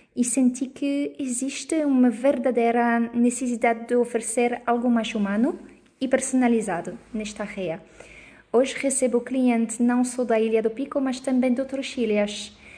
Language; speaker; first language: Portuguese; non-native, fluent; French